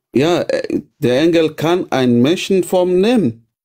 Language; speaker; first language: German; non-native, fluent; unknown